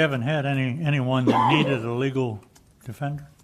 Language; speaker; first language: English; native; English